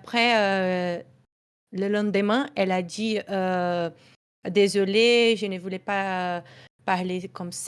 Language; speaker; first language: French; non-native, fluent; Portuguese